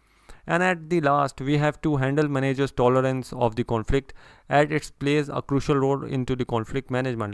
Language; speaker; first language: English; non-native, local second language; Urdu